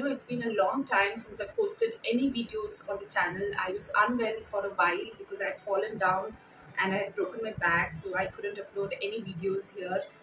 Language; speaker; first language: English; non-native, local second language; Kannada